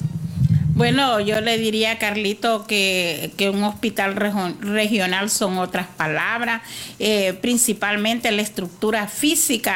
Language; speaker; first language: Spanish; native; Spanish